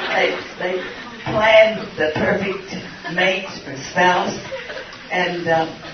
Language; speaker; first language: English; native; English